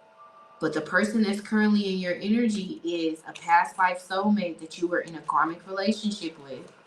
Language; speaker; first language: English; native; English